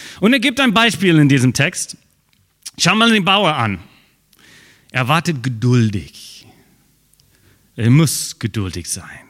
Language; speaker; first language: German; non-native, fluent; English